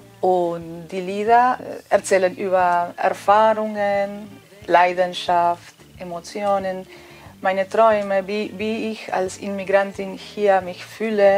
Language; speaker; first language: German; non-native, fluent; Spanish